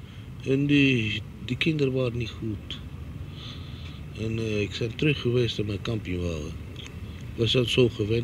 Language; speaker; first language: Dutch; non-native, local second language; Romany